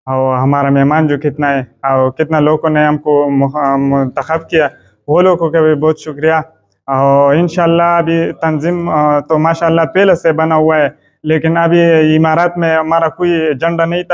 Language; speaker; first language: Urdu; non-native, local second language; Pashto